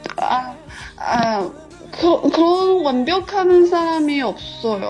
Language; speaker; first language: Korean; non-native, learner; Chinese